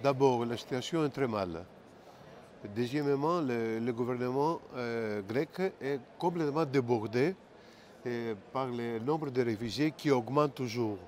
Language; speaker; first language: French; non-native, fluent; Greek